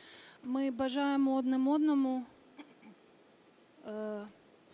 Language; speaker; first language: Ukrainian; native; Ukrainian